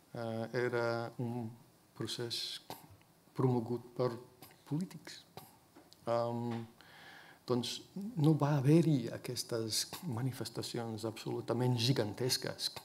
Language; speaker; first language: Catalan; non-native, fluent; English